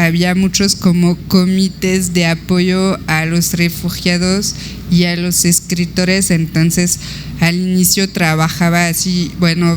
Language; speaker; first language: Spanish; non-native, fluent; French